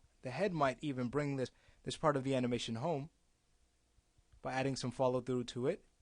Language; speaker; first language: English; native; English